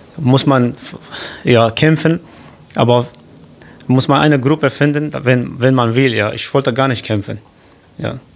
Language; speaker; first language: German; non-native, learner; Kurdish